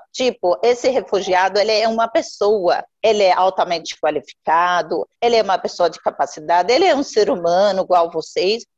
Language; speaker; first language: Portuguese; non-native, fluent; Arabic